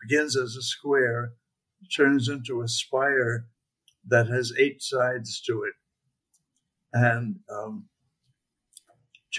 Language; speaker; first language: English; native; English